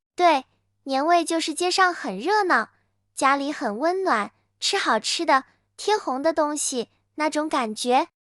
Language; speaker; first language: Chinese; native; Chinese